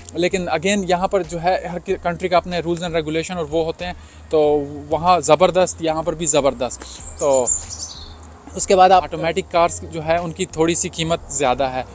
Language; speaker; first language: Urdu; non-native, local second language; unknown